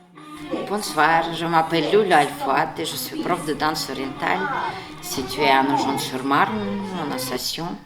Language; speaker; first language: French; non-native, fluent; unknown